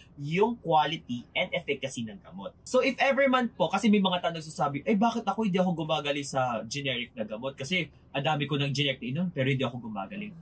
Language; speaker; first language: Filipino; native; Filipino